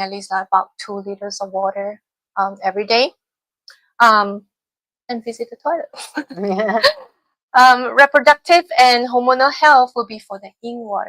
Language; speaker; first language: English; non-native, fluent; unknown